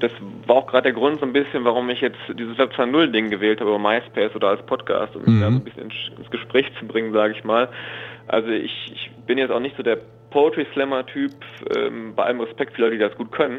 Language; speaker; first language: German; native; German